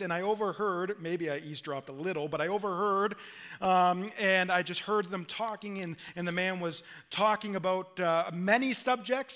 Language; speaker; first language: English; native; English